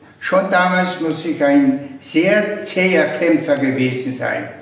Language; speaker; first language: German; non-native, fluent; Mongolian